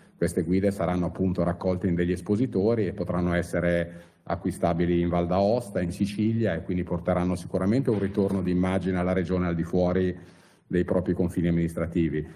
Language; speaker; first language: Italian; native; Italian